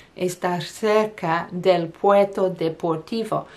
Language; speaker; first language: English; native; English